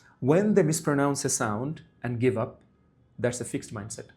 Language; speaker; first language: English; non-native, local second language; Bangla